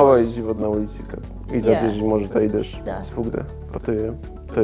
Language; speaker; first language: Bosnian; non-native, fluent; Polish